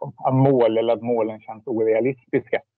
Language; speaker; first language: Swedish; native; Swedish